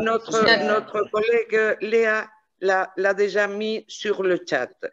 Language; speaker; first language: French; non-native, fluent; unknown